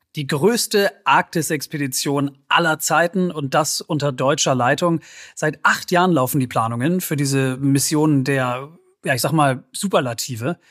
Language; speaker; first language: German; native; German